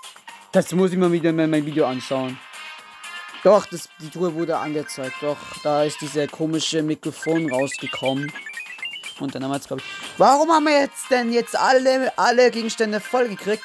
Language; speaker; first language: German; native; German